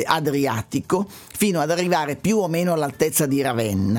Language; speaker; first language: Italian; native; Italian